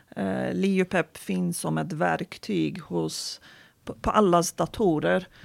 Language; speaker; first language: Swedish; non-native, fluent; Arabic